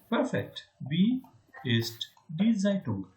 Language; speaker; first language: German; non-native, learner; Hindi